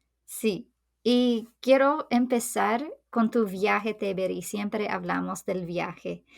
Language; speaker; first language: Spanish; non-native, fluent; English